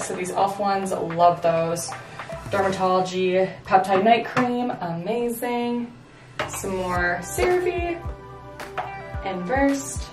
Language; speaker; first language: English; native; English